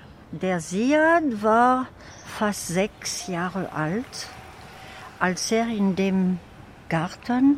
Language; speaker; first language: German; non-native, fluent; French